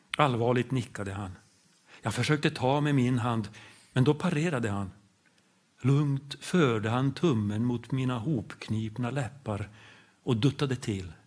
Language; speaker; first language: Swedish; native; Swedish